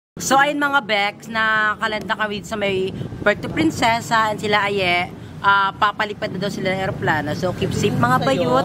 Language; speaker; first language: Filipino; non-native, local second language; Cebuano